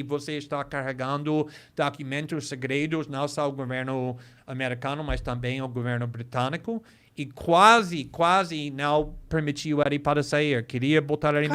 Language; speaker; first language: Portuguese; non-native, fluent; English